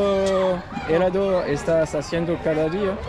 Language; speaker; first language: Spanish; non-native, learner; French